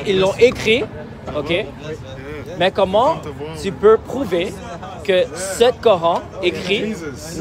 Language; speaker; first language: French; native; French